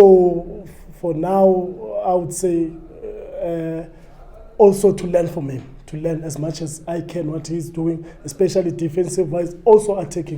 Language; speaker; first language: English; non-native, local second language; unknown